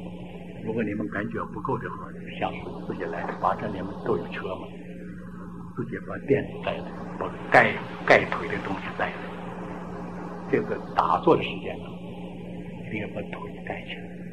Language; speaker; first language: Chinese; native; Chinese